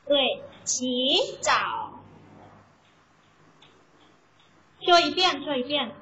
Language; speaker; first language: Chinese; non-native, learner; Thai